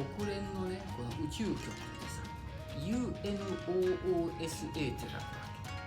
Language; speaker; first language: Japanese; native; Japanese